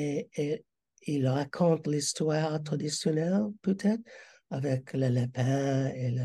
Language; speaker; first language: French; non-native, learner; English